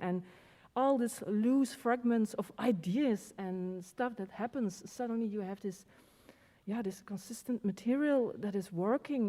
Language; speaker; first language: English; non-native, fluent; Dutch